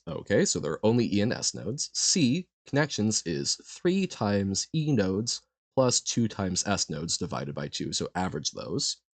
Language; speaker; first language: English; native; English